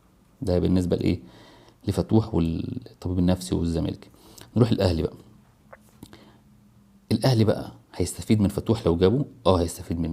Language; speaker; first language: Arabic; native; Arabic